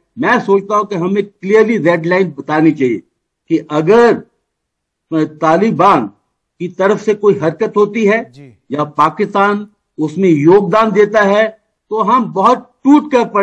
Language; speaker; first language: Hindi; native; Hindi